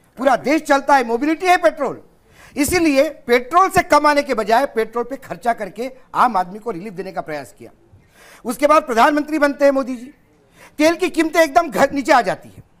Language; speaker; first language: Hindi; native; Hindi